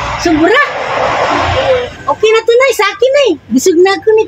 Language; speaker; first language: Filipino; non-native, local second language; Cebuano